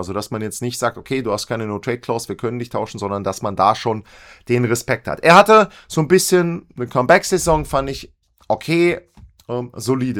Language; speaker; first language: German; native; German